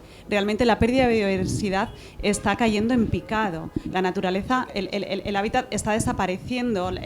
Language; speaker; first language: Spanish; native; Spanish